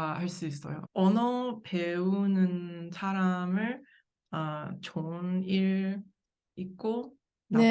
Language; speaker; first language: Korean; non-native, learner; English